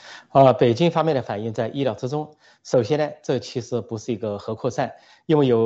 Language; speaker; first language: Chinese; native; Chinese